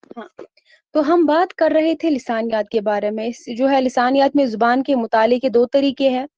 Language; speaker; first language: Urdu; non-native, local second language; Kashmiri